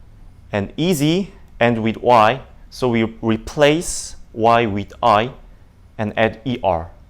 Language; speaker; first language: English; non-native, learner; Indonesian